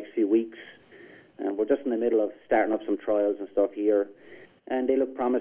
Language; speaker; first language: English; native; English